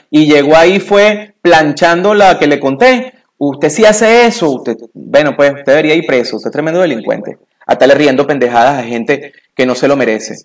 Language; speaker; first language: Spanish; native; Spanish